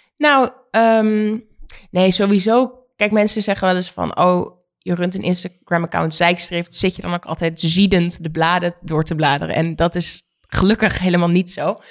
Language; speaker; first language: Dutch; native; Dutch